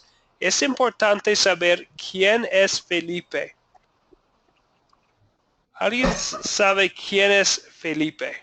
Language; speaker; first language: Spanish; non-native, fluent; English